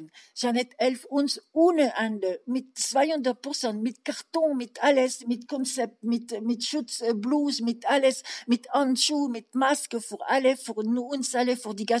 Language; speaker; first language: German; non-native, learner; French